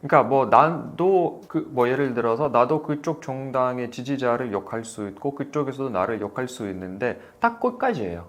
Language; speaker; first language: Korean; non-native, fluent; Russian